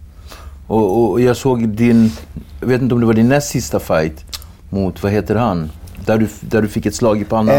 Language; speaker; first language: Swedish; native; Swedish